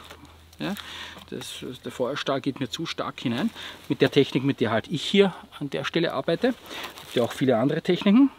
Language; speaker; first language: German; native; German